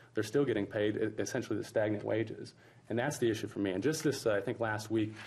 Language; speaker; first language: English; native; English